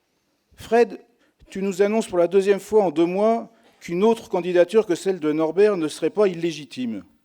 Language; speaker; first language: French; native; French